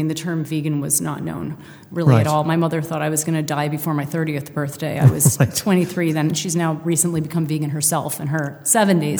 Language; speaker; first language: English; native; English